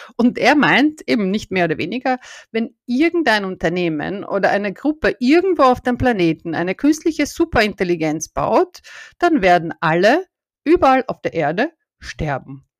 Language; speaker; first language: German; native; German